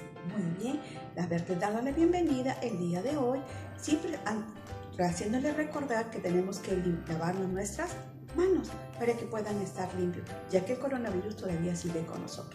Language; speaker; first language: Spanish; native; Spanish